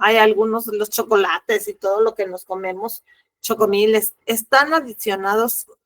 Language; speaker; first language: Spanish; native; Spanish